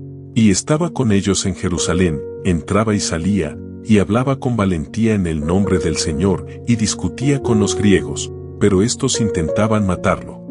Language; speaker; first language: Spanish; native; Spanish